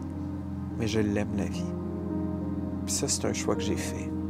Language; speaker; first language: French; native; French